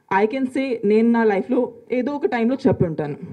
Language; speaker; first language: Telugu; non-native, local second language; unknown